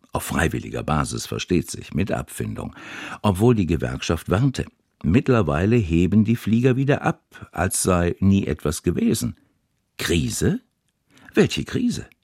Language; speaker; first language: German; native; German